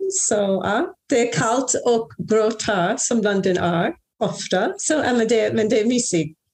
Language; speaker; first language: Swedish; non-native, fluent; English